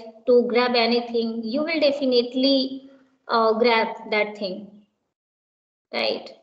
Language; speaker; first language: English; non-native, local second language; Hindi